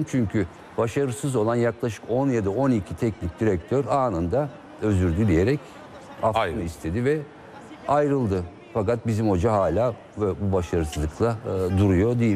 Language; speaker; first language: Turkish; native; Turkish